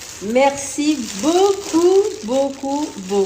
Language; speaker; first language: French; non-native, local second language; Arabic